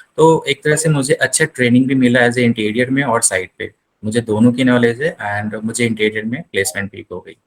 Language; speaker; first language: Hindi; native; Hindi